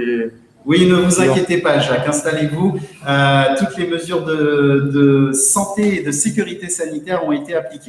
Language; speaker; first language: French; native; French